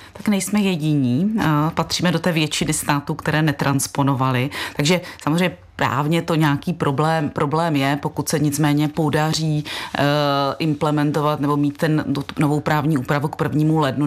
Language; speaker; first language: Czech; native; Czech